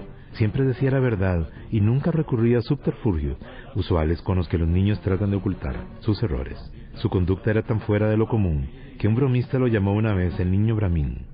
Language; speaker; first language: Spanish; native; Spanish